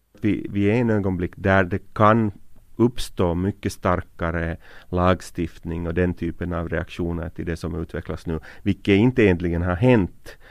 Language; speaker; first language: Swedish; native; Swedish